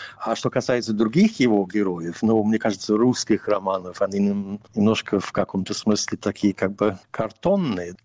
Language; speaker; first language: Russian; non-native, fluent; English